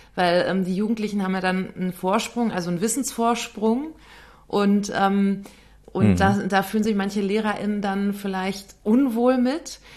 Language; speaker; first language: German; native; German